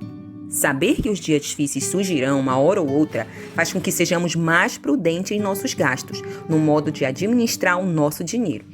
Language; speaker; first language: Portuguese; native; Portuguese